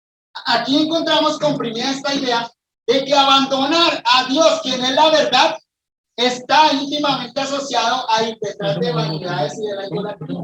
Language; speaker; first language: Spanish; native; Spanish